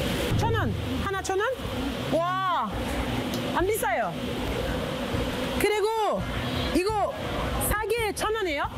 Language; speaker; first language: Korean; non-native, learner; English